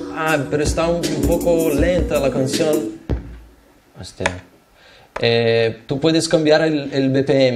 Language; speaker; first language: Spanish; non-native, fluent; Portuguese